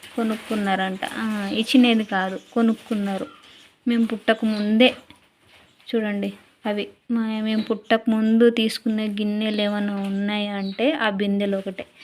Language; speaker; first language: Telugu; native; Telugu